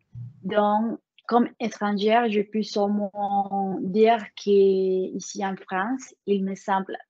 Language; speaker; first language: French; non-native, learner; Spanish